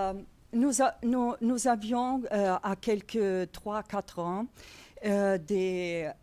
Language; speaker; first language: French; non-native, fluent; Portuguese